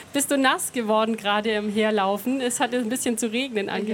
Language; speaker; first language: German; native; German